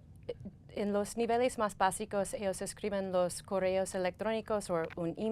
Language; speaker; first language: Spanish; non-native, fluent; English